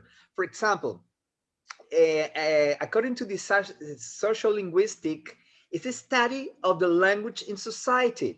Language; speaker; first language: English; non-native, fluent; Spanish